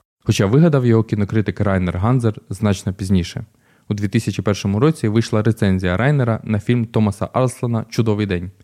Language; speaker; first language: Ukrainian; native; Ukrainian